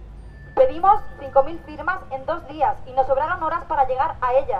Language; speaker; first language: Spanish; native; Spanish